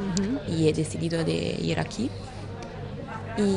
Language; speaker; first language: Spanish; non-native, learner; Italian